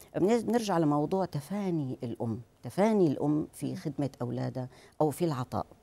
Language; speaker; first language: Arabic; native; Arabic